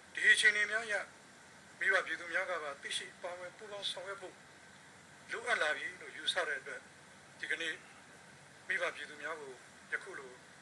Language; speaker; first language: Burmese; native; Burmese